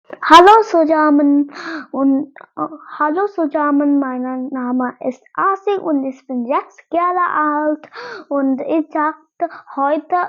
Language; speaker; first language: German; non-native, learner; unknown